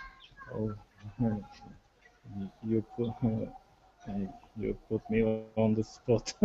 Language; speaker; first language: English; non-native, learner; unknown